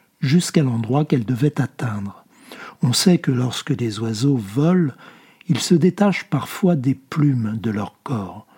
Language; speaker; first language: French; native; French